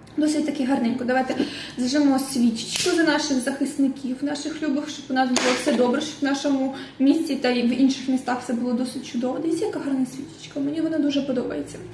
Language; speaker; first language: Ukrainian; non-native, local second language; Russian